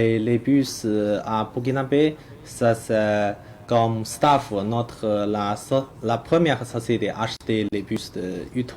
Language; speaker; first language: French; non-native, learner; Chinese